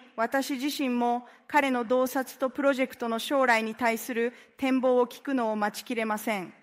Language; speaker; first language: Japanese; non-native, fluent; Spanish